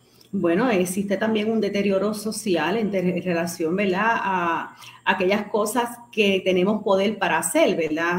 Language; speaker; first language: Spanish; native; Spanish